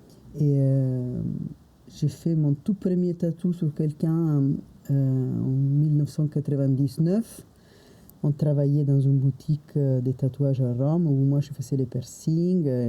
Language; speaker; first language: French; non-native, fluent; Italian